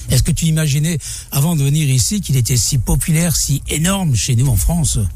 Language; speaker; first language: French; native; French